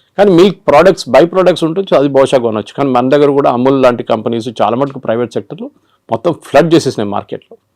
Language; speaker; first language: Telugu; non-native, local second language; Malayalam